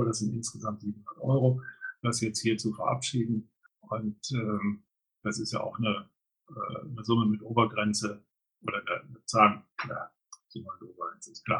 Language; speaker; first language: German; native; German